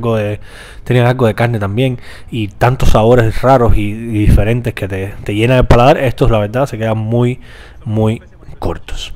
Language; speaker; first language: Spanish; native; Spanish